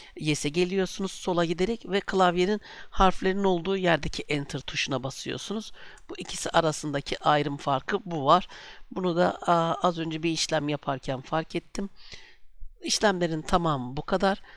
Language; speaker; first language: Turkish; native; Turkish